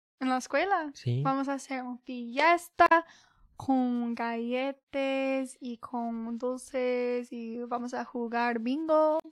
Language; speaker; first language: Spanish; early bilingual, heritage; English